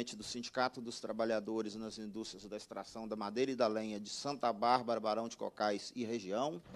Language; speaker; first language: Portuguese; native; Portuguese